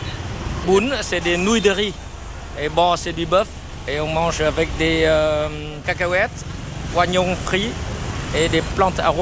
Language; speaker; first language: French; non-native, fluent; Vietnamese